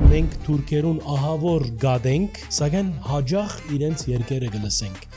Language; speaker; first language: Armenian; early bilingual, heritage; Armenian